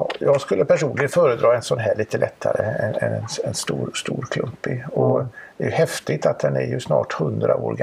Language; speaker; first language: Swedish; native; Swedish